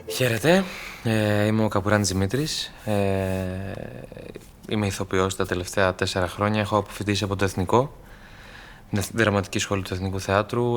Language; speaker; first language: Greek; early bilingual, other home language; Albanian